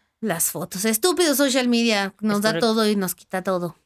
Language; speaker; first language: Spanish; native; Spanish